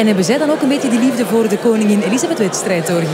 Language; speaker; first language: Dutch; native; Dutch